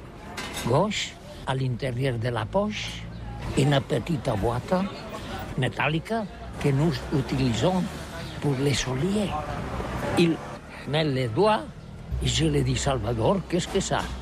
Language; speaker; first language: French; non-native, learner; Catalan